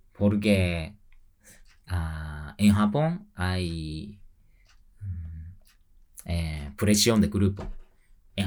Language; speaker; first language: Spanish; non-native, learner; Japanese